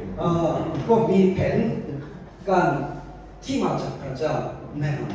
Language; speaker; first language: Thai; non-native, fluent; Korean